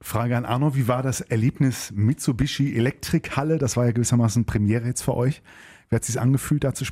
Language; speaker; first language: German; native; German